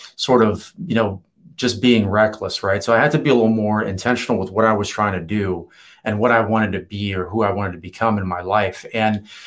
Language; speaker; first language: English; native; English